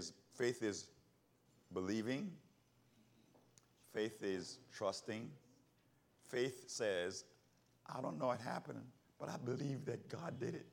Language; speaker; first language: English; native; English